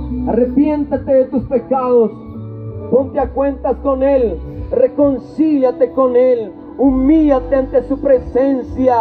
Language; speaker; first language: Spanish; native; Spanish